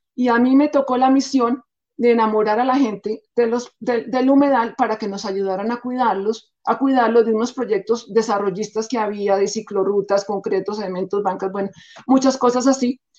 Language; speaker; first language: Spanish; native; Spanish